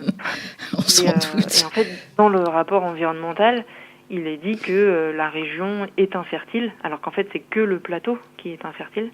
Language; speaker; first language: French; native; French